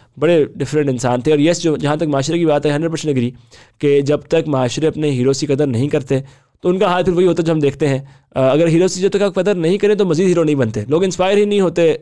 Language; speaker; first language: Hindi; native; Hindi